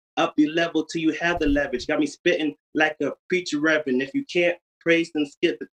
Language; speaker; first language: English; native; English